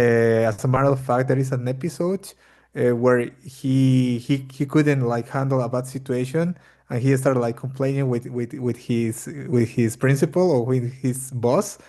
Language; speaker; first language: English; non-native, fluent; Spanish